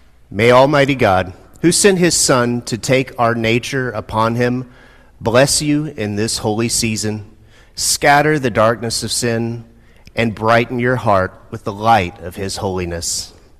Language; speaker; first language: English; native; English